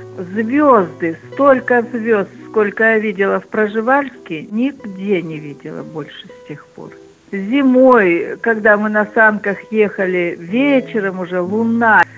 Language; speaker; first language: Russian; native; Russian